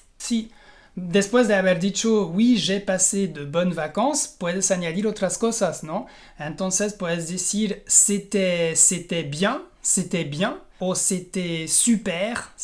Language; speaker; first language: Spanish; non-native, fluent; French